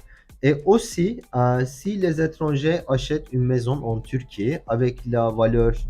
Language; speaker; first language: French; non-native, learner; Turkish